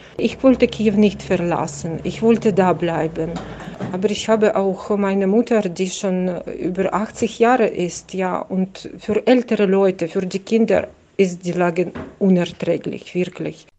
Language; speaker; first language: German; non-native, fluent; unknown